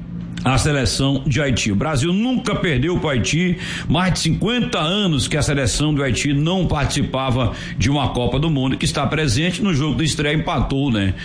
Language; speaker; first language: Portuguese; native; Portuguese